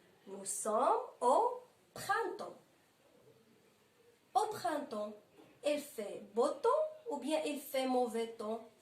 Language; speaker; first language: French; non-native, local second language; Arabic